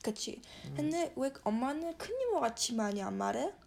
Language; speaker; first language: Korean; early bilingual, heritage; Korean